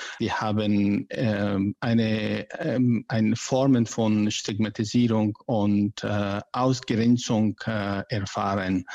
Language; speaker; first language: German; non-native, learner; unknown